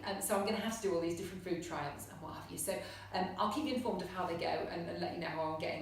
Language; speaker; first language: English; native; English